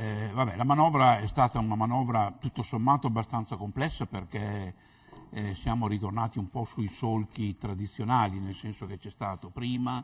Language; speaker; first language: Italian; native; Italian